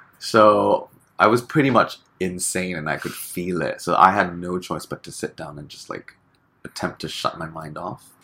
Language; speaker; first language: English; native; English